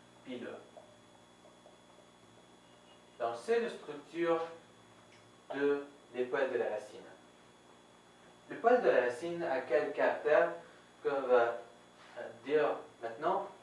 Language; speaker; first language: French; non-native, fluent; Arabic